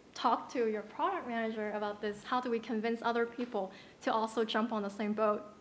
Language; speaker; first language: English; non-native, local second language; Cantonese